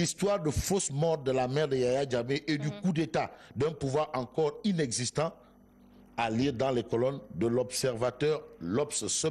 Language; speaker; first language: French; non-native, local second language; Wolof